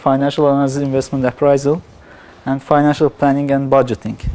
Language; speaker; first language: English; non-native, fluent; Azerbaijani